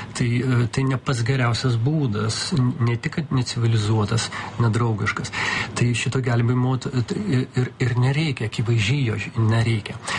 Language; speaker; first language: Lithuanian; non-native, local second language; Russian